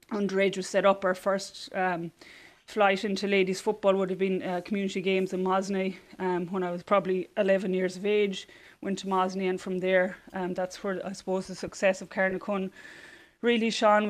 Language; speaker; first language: English; native; English